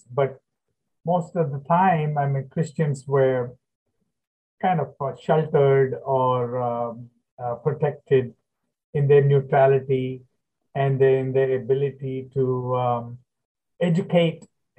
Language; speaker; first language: English; non-native, local second language; Telugu